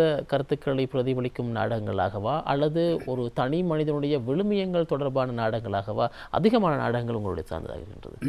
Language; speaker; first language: Tamil; native; Tamil